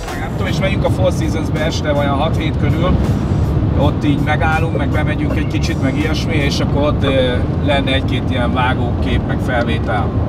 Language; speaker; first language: Hungarian; native; Hungarian